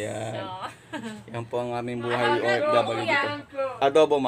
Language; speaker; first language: Filipino; native; Filipino